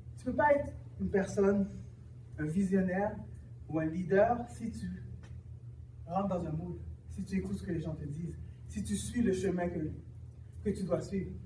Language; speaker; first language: French; early bilingual, other home language; Haitian Creole